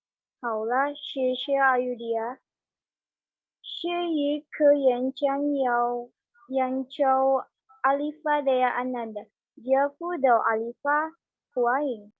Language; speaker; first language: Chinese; non-native, learner; Indonesian